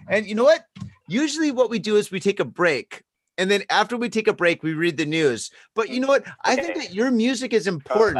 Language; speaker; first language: English; native; English